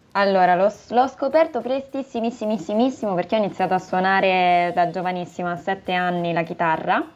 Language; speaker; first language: Italian; native; Italian